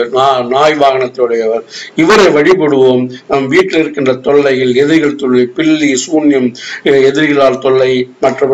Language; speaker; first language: Tamil; native; Tamil